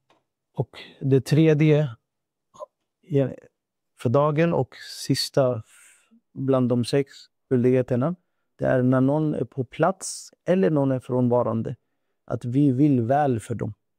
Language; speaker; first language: Swedish; non-native, fluent; Urdu